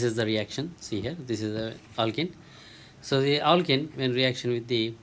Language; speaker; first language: English; non-native, local second language; Telugu